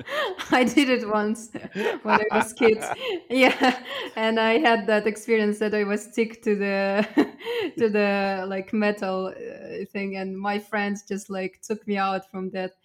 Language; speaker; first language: English; non-native, fluent; Russian